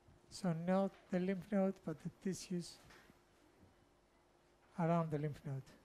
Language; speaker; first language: English; non-native, fluent; Greek